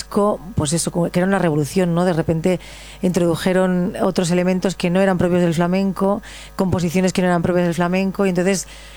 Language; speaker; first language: Spanish; native; Spanish